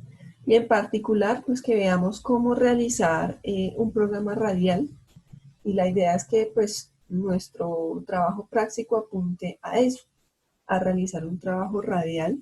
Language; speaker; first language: Spanish; native; Spanish